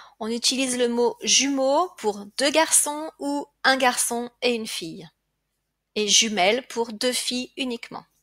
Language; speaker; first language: French; native; French